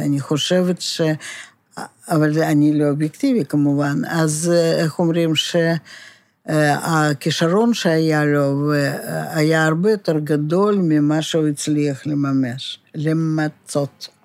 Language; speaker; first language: Hebrew; non-native, fluent; Russian